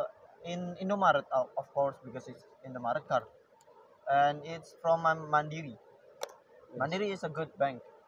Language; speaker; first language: English; non-native, learner; Indonesian